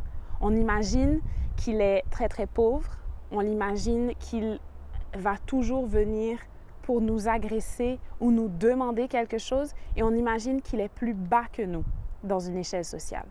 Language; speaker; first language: French; native; French